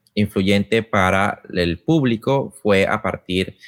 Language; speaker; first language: Spanish; native; Spanish